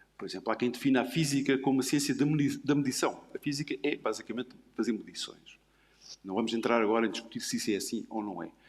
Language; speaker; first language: Portuguese; native; Portuguese